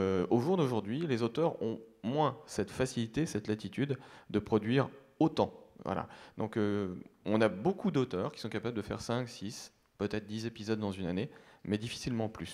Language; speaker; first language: French; native; French